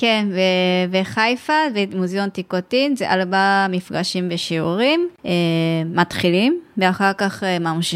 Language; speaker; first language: Hebrew; non-native, learner; Japanese